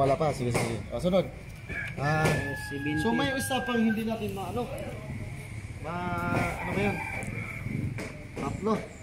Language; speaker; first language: Filipino; non-native, local second language; Cebuano